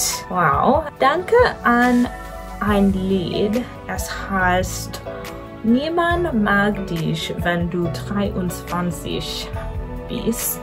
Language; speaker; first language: German; non-native, learner; English